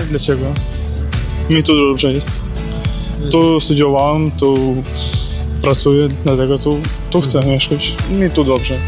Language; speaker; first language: Polish; non-native, learner; Ukrainian